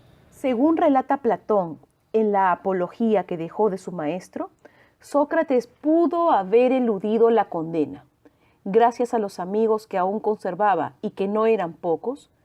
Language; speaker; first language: Spanish; native; Spanish